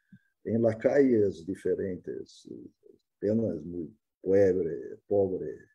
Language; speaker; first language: Spanish; non-native, fluent; Portuguese